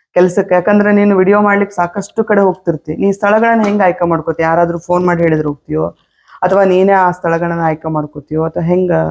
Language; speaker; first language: Kannada; native; Kannada